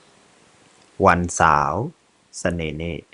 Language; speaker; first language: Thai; non-native, fluent; Burmese